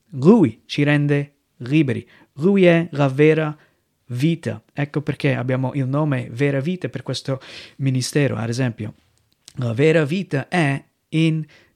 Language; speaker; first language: Italian; non-native, fluent; English